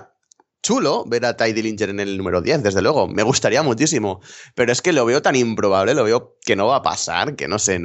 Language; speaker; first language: Spanish; native; Spanish